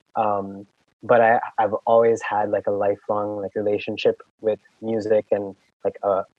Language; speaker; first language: English; non-native, local second language; Hindi